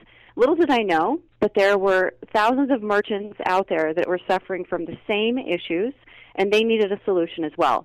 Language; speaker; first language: English; native; English